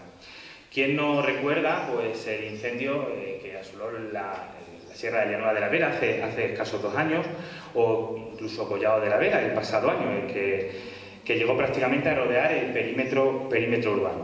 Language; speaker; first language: Spanish; native; Spanish